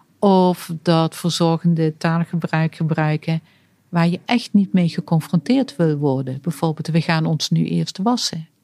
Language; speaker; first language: Dutch; native; Dutch